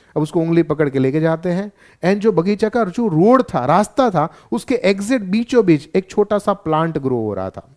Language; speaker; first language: Hindi; non-native, local second language; Gujarati